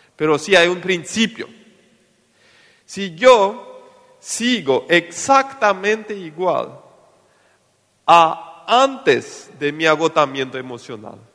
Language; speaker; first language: Spanish; non-native, local second language; Plautdietsch